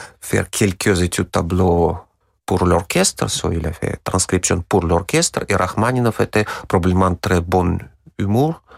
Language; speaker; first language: French; non-native, learner; Russian